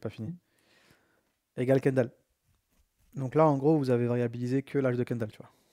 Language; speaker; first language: French; native; French